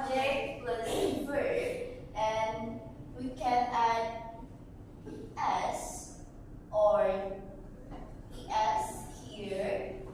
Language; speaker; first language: English; non-native, learner; Indonesian